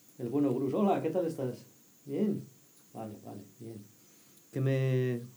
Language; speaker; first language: Spanish; native; Spanish